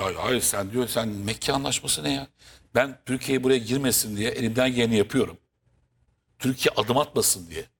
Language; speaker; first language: Turkish; native; Turkish